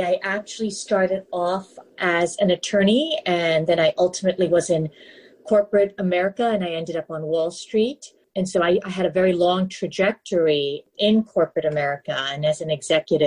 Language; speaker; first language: English; native; English